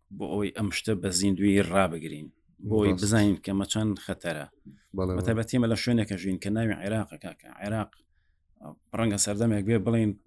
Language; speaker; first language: Central Kurdish; native; Central Kurdish